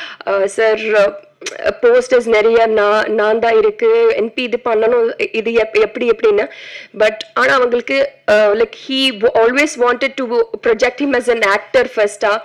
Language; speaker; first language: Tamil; non-native, learner; Telugu